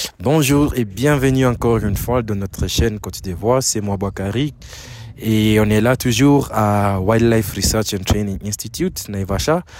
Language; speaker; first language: French; non-native, fluent; Swahili